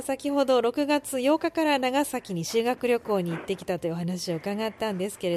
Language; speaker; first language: Japanese; native; Japanese